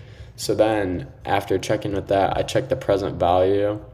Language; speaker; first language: English; native; English